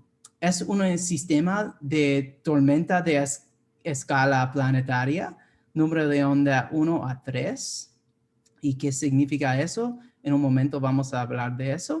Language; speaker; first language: Spanish; non-native, fluent; English